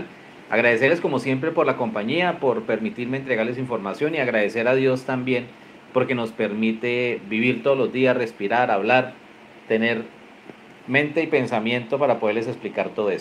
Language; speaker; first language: Spanish; native; Spanish